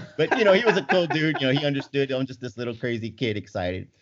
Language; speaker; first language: English; native; English